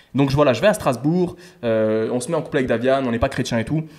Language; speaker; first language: French; native; French